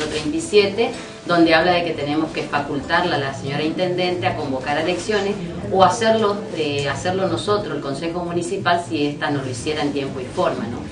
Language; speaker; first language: Spanish; native; Spanish